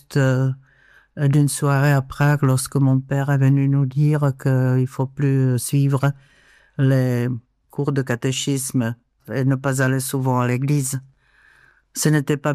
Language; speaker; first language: French; non-native, fluent; Czech